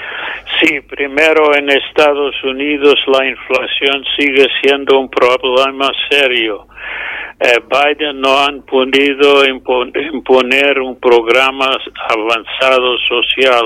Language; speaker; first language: Spanish; non-native, fluent; English